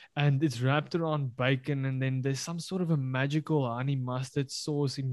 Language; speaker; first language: English; non-native, local second language; Afrikaans